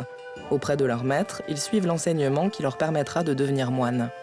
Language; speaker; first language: French; native; French